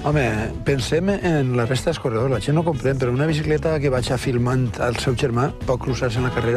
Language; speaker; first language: Catalan; native; Catalan